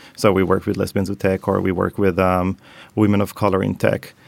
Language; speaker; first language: English; non-native, fluent; Hebrew